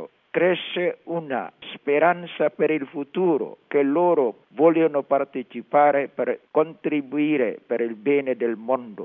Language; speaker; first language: Italian; non-native, learner; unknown